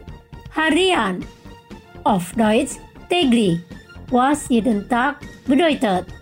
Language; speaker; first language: German; non-native, fluent; Indonesian